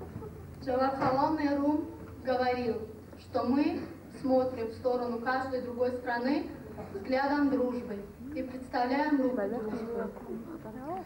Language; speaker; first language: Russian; non-native, local second language; Tajik